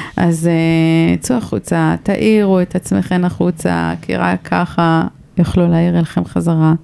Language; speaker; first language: Hebrew; native; Hebrew